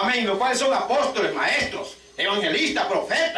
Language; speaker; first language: Spanish; native; Spanish